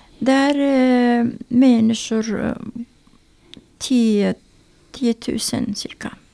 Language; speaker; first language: Swedish; non-native, learner; Azerbaijani